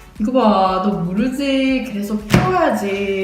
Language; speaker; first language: Korean; non-native, learner; Indonesian